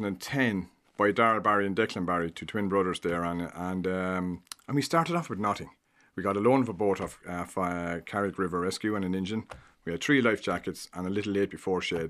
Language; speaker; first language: English; native; English